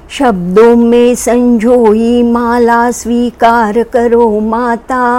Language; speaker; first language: Hindi; non-native, local second language; Marathi